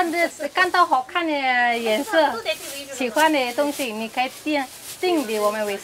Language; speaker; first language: Chinese; non-native, fluent; Indonesian